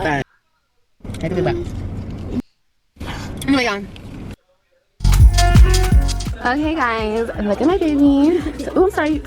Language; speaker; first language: English; native; English